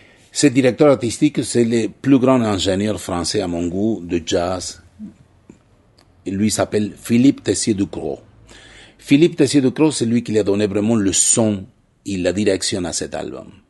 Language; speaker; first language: French; non-native, fluent; Spanish